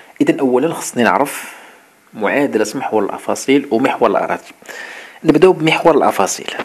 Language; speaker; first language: Arabic; native; Arabic